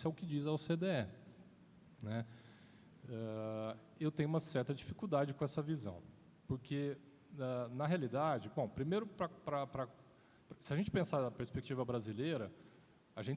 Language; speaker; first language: Portuguese; native; Portuguese